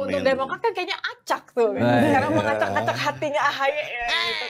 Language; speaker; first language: Indonesian; native; Indonesian